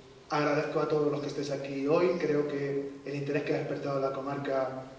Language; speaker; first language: Spanish; native; Spanish